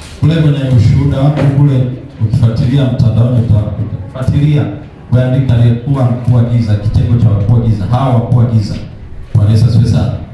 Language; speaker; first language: Swahili; native; Swahili